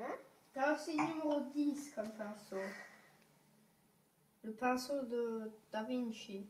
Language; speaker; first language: French; native; French